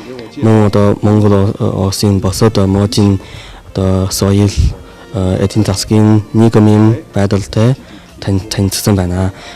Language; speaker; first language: Mongolian; non-native, fluent; Chinese